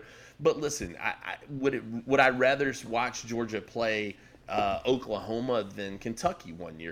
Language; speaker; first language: English; native; English